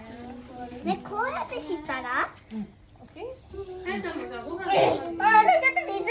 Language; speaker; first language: Japanese; native; Japanese